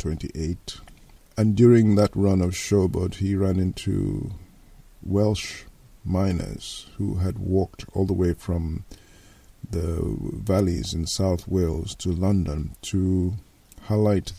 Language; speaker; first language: English; non-native, local second language; Yoruba